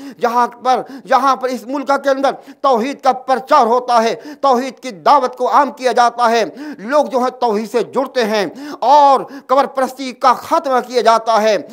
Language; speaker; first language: Urdu; native; Urdu